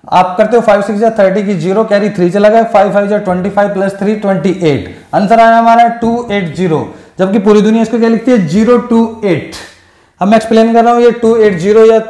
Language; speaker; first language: Hindi; non-native, local second language; Punjabi